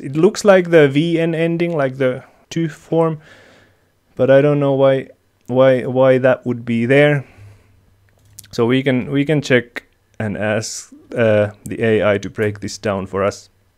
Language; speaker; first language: English; non-native, fluent; Finnish